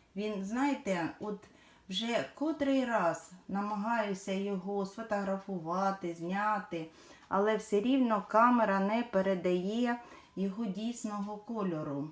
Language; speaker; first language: Ukrainian; non-native, local second language; Russian